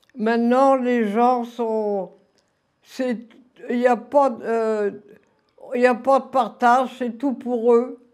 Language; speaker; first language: French; native; French